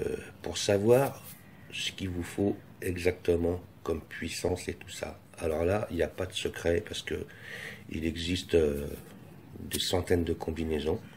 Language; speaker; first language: French; native; French